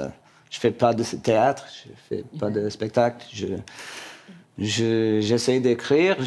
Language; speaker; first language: French; non-native, local second language; English